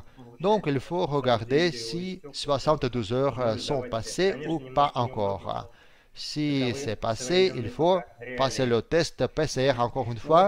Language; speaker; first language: French; non-native, fluent; Russian